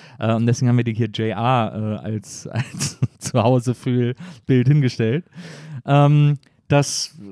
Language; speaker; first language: German; native; German